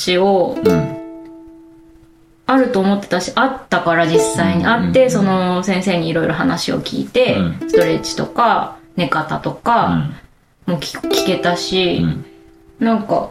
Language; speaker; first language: Japanese; native; Japanese